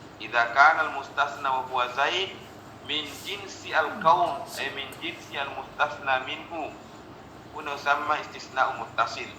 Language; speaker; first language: Arabic; non-native, fluent; Indonesian